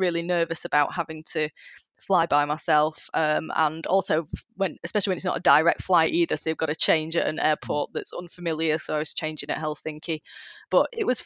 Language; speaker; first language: English; native; English